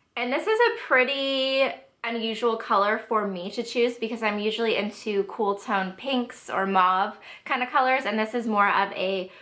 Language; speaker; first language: English; native; English